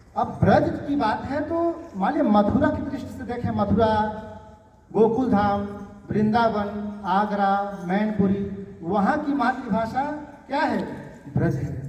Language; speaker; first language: Hindi; native; Hindi